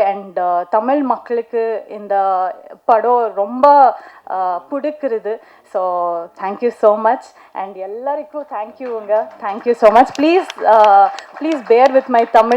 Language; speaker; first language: Tamil; non-native, learner; Kannada